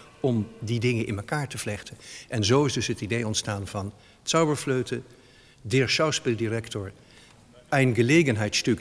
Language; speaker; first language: Dutch; native; Dutch